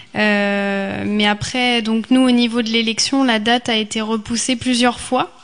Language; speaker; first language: French; native; French